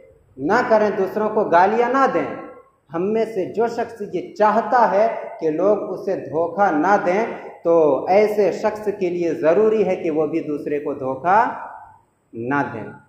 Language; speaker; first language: Urdu; native; Urdu